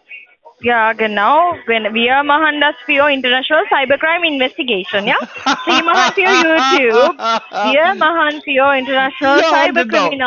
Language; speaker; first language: German; non-native, learner; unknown